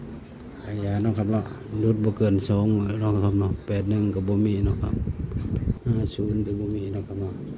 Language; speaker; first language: Thai; non-native, local second language; Lao